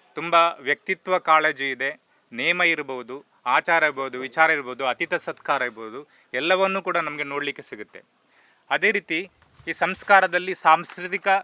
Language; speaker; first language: Kannada; native; Kannada